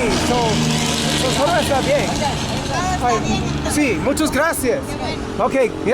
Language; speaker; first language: Spanish; non-native, learner; English